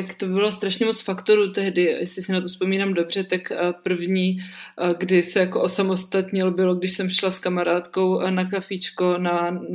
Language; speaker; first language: Czech; native; Czech